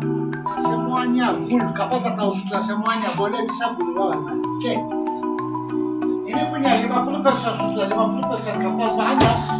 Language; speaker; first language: Indonesian; non-native, learner; Turkish